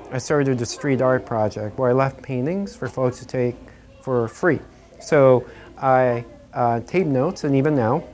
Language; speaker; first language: English; native; English